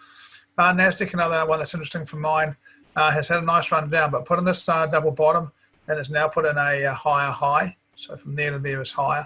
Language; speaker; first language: English; native; English